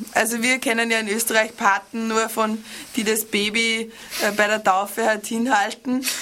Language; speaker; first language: German; native; German